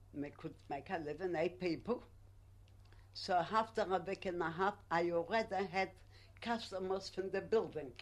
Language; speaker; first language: English; non-native, learner; Polish